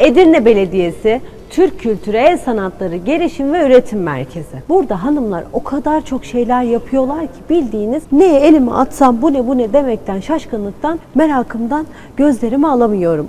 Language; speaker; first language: Turkish; native; Turkish